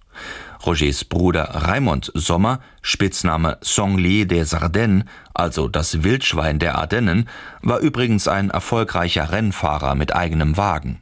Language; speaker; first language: German; native; German